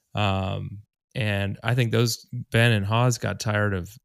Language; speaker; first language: English; native; English